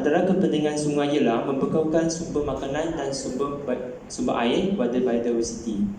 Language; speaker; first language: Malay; non-native, local second language; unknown